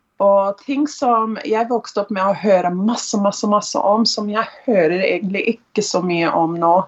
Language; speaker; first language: Norwegian; non-native, fluent; English